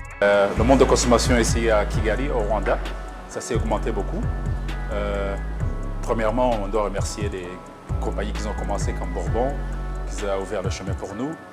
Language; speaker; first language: French; non-native, local second language; Kinyarwanda